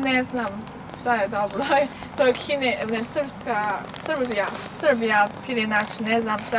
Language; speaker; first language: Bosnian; non-native, learner; Chinese